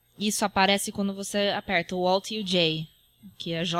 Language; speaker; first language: Portuguese; early bilingual, heritage; Portuguese